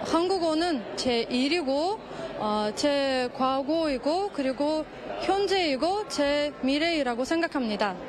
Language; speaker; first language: Korean; non-native, fluent; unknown